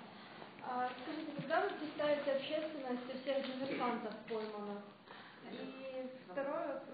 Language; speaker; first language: Russian; native; Russian